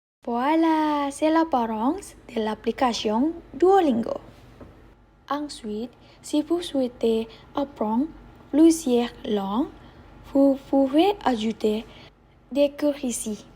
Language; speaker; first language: French; non-native, learner; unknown